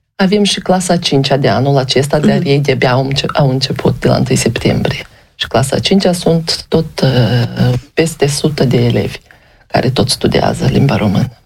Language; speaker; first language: Romanian; native; Romanian